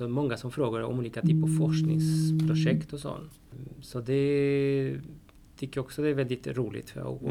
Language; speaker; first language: Swedish; non-native, fluent; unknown